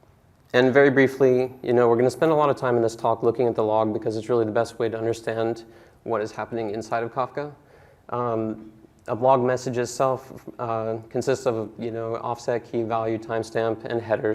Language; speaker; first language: English; native; English